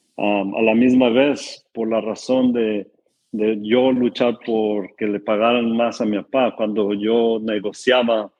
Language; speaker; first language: Spanish; early bilingual, heritage; Spanish